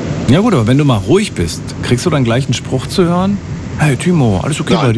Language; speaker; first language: German; native; German